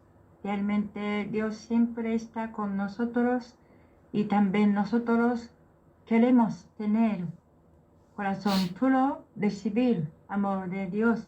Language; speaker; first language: Spanish; non-native, learner; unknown